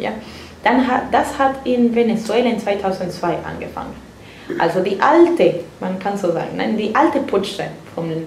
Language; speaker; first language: German; non-native, fluent; Spanish